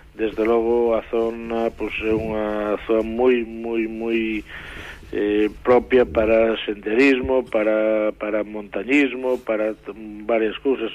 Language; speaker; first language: Galician; native; Galician